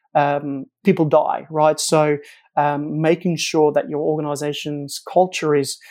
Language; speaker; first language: English; non-native, local second language; Afrikaans